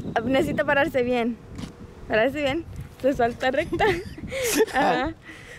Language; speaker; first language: Spanish; non-native, learner; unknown